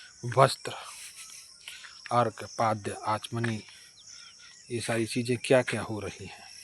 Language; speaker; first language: Hindi; native; Hindi